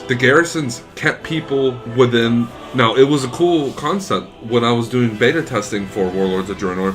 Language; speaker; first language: English; native; English